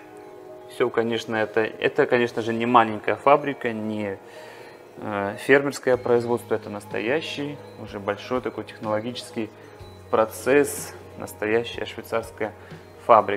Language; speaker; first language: Russian; native; Russian